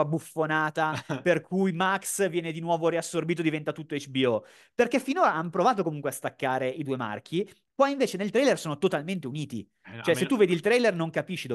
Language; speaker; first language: Italian; native; Italian